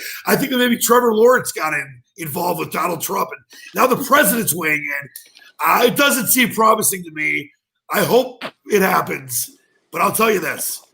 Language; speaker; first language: English; native; English